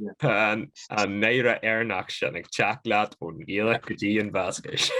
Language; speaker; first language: Irish; native; Irish